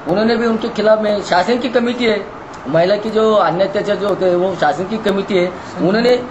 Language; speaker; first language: Hindi; non-native, local second language; Marathi